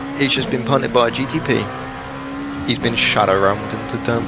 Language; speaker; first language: English; native; English